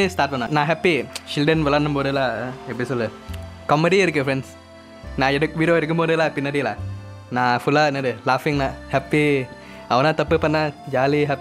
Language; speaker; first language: Tamil; non-native, learner; Thai